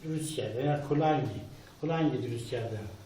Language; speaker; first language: Persian; non-native, local second language; Azerbaijani